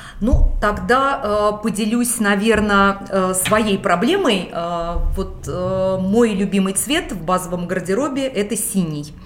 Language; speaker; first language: Russian; native; Russian